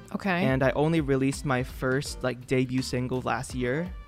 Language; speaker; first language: English; non-native, fluent; Vietnamese